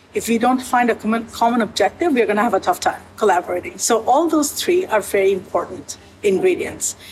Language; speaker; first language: English; native; English